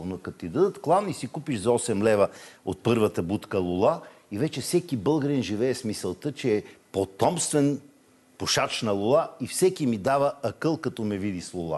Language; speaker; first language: Bulgarian; native; Bulgarian